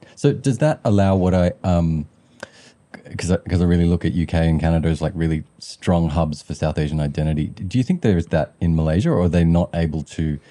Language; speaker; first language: English; early bilingual, other home language; Sinhala